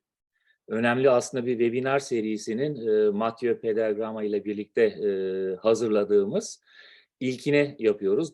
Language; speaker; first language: Turkish; native; Turkish